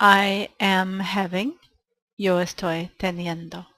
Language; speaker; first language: Spanish; non-native, fluent; English